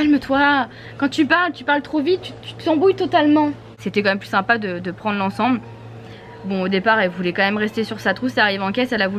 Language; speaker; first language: French; native; French